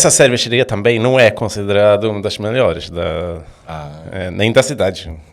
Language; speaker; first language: Portuguese; non-native, fluent; Swedish